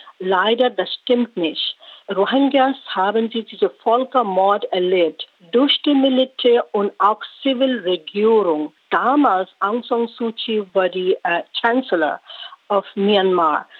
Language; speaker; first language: German; non-native, learner; Rohingya